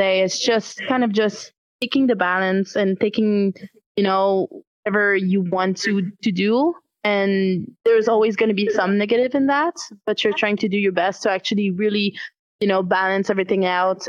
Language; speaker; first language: English; non-native, fluent; French